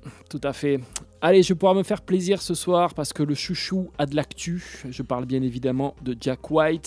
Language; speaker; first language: French; native; French